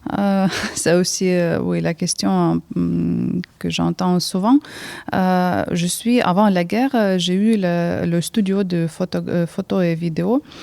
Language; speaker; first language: French; early bilingual, heritage; Ukrainian